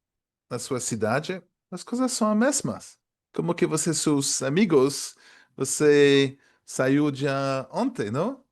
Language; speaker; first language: Portuguese; non-native, fluent; French